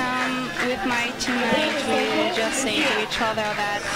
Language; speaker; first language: English; non-native, fluent; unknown